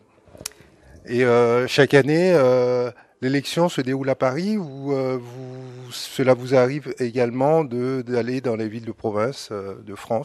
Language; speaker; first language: French; native; French